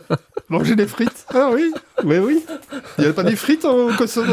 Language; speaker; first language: French; native; French